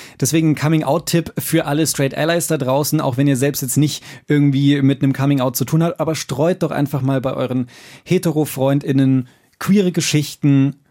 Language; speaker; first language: German; native; German